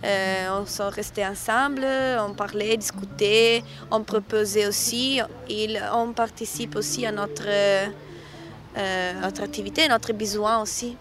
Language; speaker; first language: French; non-native, learner; Italian